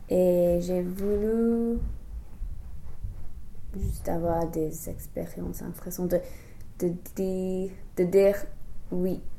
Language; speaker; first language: French; non-native, fluent; English